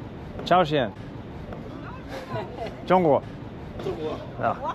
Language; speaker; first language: Chinese; non-native, learner; English